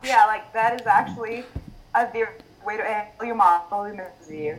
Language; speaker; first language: English; non-native, fluent; Italian